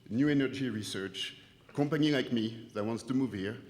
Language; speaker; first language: English; non-native, fluent; French